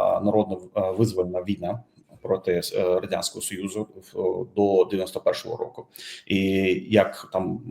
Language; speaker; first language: Ukrainian; non-native, fluent; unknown